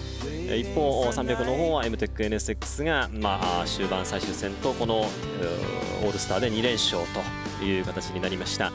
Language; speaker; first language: Japanese; native; Japanese